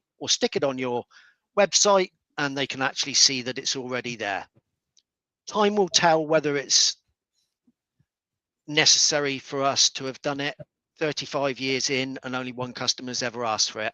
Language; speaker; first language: English; native; English